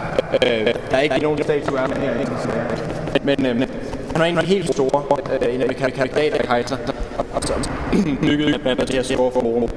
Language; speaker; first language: Danish; native; Danish